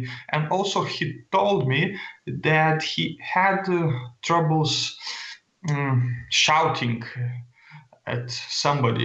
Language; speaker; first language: English; non-native, fluent; Lithuanian